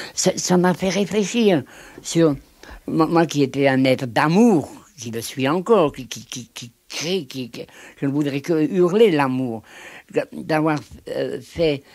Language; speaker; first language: French; native; French